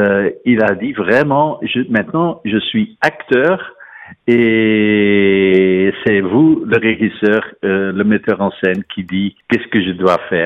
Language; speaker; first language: French; non-native, fluent; Dutch